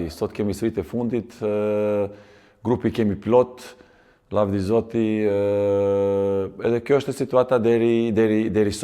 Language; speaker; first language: Albanian; non-native, fluent; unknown